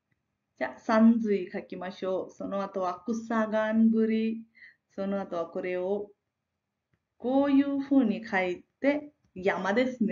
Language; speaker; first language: Japanese; non-native, fluent; Marathi